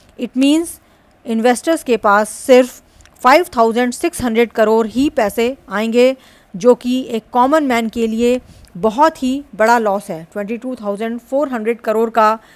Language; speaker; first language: Hindi; native; Hindi